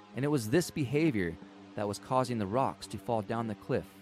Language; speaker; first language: English; native; English